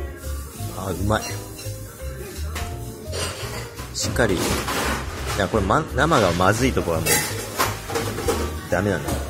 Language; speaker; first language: Japanese; native; Japanese